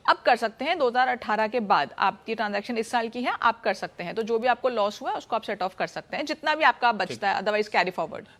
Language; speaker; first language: Hindi; native; Hindi